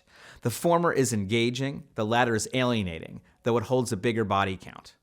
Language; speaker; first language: English; native; English